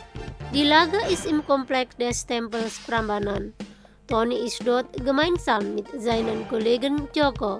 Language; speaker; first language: German; non-native, fluent; Indonesian